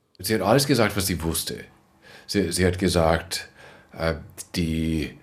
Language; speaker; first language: German; non-native, fluent; English